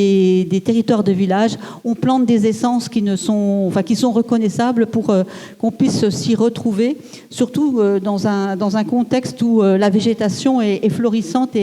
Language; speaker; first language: French; native; French